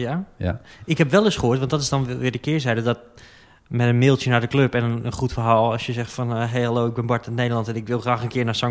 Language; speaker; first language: Dutch; native; Dutch